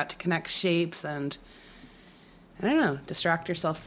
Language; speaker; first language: English; native; English